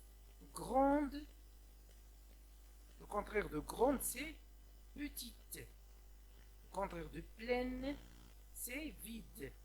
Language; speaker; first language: French; non-native, local second language; Arabic